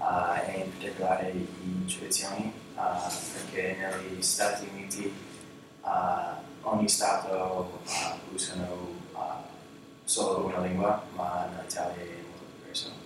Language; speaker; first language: Italian; non-native, learner; English